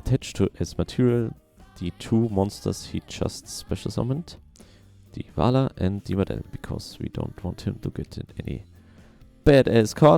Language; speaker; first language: English; non-native, fluent; German